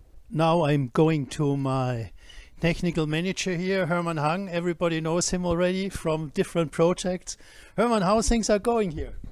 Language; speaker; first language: English; non-native, fluent; German